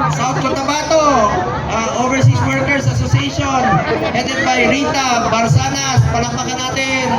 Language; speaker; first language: Filipino; native; Filipino